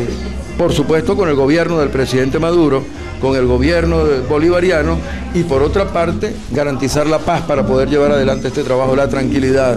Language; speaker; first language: Spanish; native; Spanish